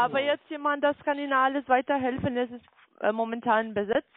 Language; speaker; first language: German; non-native, learner; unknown